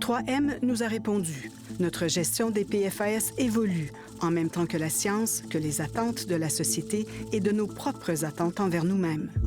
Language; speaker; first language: French; native; French